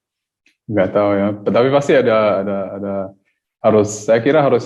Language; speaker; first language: Indonesian; early bilingual, heritage; German